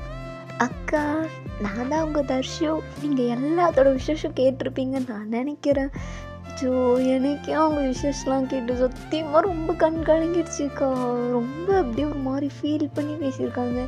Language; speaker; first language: Tamil; native; Tamil